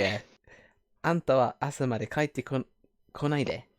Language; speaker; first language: Japanese; non-native, fluent; English